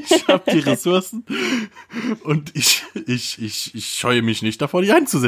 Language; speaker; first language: German; native; German